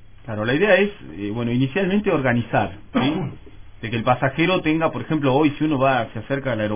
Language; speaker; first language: Spanish; native; Spanish